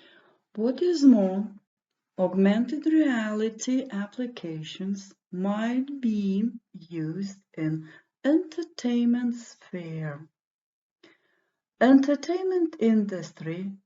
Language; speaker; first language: English; non-native, fluent; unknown